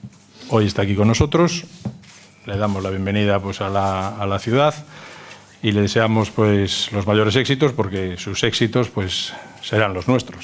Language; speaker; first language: Spanish; native; Spanish